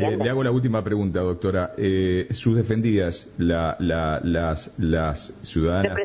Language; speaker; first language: Spanish; native; Spanish